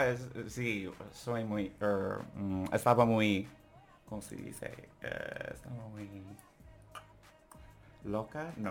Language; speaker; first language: Spanish; non-native, learner; English